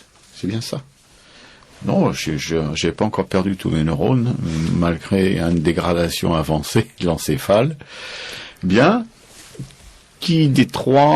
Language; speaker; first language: French; native; French